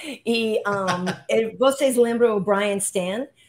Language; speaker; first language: Portuguese; non-native, learner; English